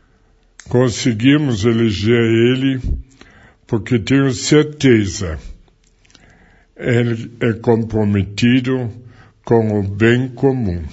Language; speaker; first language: Portuguese; non-native, fluent; German